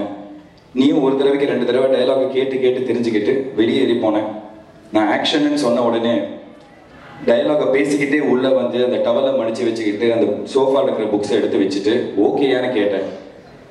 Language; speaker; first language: Tamil; native; Tamil